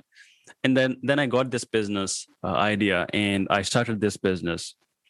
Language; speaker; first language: English; non-native, local second language; Hindi